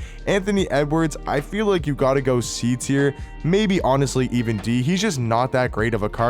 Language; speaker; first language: English; native; English